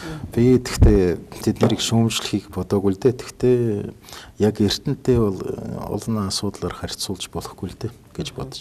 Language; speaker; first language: Mongolian; non-native, fluent; Russian